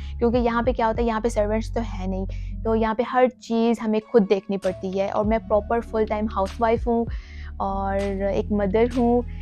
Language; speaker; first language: Urdu; native; Urdu